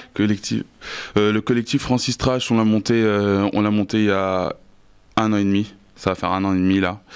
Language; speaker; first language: French; native; French